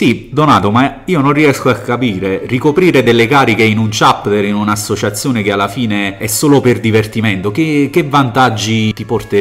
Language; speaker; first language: Italian; native; Italian